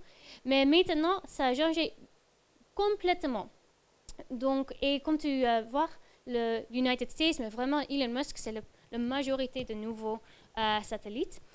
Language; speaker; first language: French; non-native, fluent; Dutch